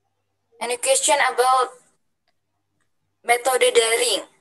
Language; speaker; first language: English; non-native, learner; Indonesian